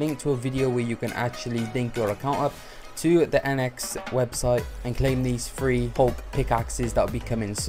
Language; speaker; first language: English; native; English